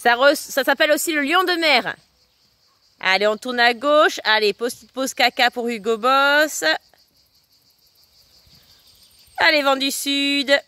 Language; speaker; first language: French; native; French